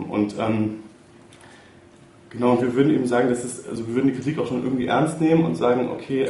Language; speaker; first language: German; native; German